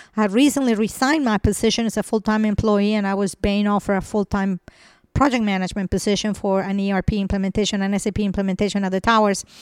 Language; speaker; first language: English; non-native, fluent; Spanish